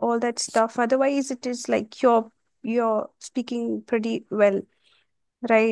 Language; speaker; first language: English; non-native, local second language; Hindi